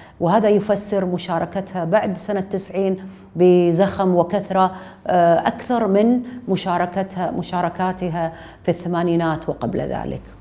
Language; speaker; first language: Arabic; native; Arabic